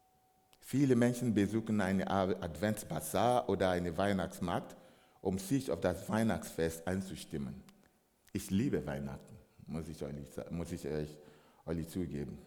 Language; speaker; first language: German; non-native, fluent; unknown